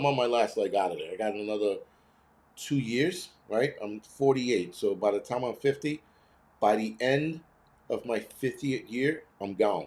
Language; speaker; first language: English; native; English